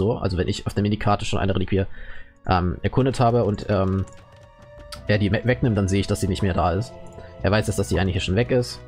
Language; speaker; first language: German; native; German